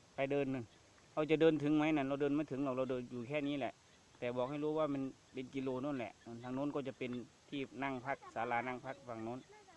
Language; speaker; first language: Thai; native; Thai